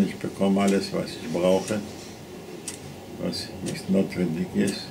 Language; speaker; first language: German; non-native, fluent; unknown